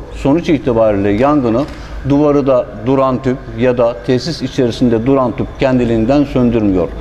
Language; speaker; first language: Turkish; native; Turkish